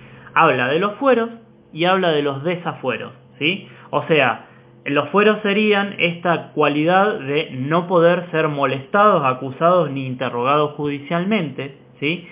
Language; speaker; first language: Spanish; native; Spanish